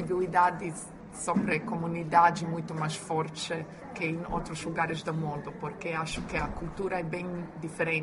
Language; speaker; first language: Portuguese; non-native, learner; Croatian